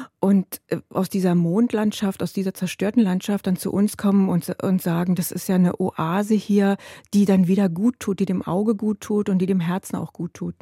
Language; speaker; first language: German; native; German